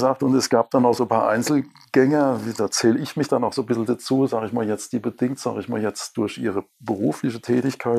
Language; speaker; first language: German; native; German